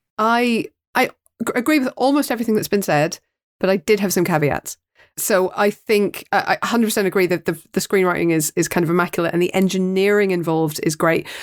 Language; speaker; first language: English; native; English